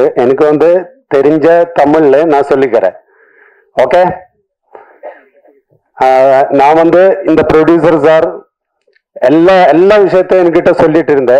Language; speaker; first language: Tamil; non-native, learner; Malayalam